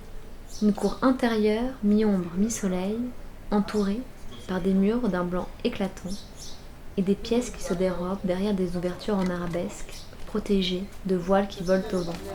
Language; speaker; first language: French; native; French